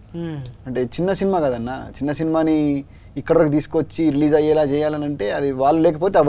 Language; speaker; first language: Telugu; native; Telugu